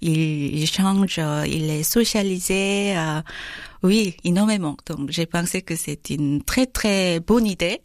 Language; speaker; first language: French; non-native, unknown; Korean